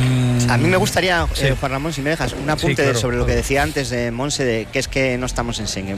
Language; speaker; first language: Spanish; native; Spanish